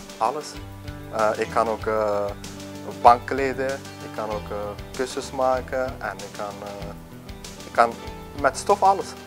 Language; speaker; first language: Dutch; non-native, learner; Turkish